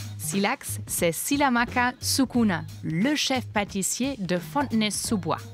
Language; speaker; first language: French; non-native, fluent; German